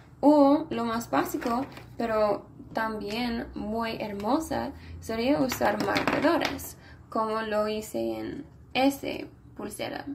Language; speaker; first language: Spanish; non-native, fluent; English